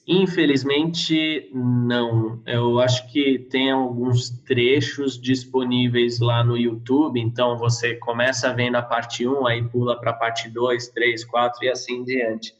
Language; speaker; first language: Portuguese; early bilingual, other home language; Norwegian